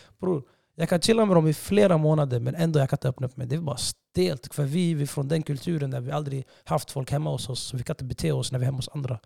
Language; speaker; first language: Swedish; early bilingual, other home language; Somali